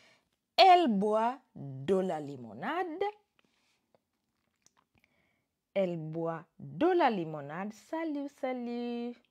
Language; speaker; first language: French; non-native, fluent; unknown